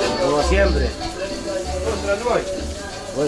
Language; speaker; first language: Spanish; native; Spanish